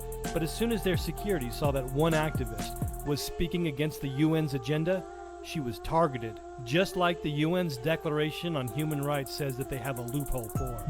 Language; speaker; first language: English; native; English